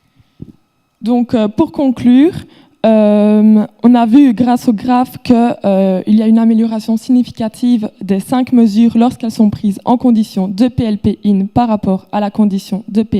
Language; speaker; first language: French; native; French